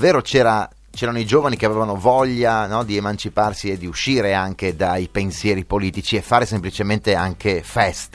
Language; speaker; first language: Italian; native; Italian